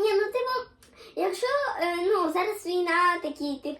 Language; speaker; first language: Ukrainian; non-native, local second language; Russian